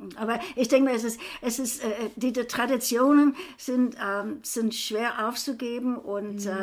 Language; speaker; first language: German; non-native, fluent; English